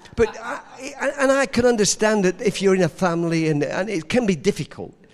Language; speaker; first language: English; native; English